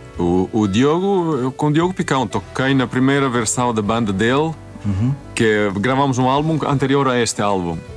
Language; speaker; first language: Portuguese; non-native, fluent; Swedish